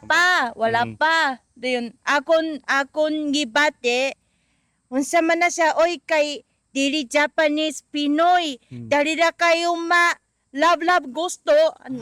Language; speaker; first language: Cebuano; non-native, learner; Japanese